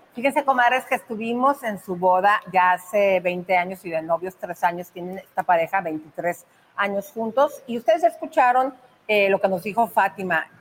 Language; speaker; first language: Spanish; native; Spanish